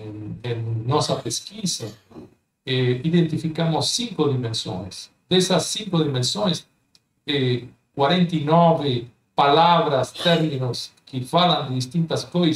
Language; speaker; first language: Portuguese; non-native, fluent; Spanish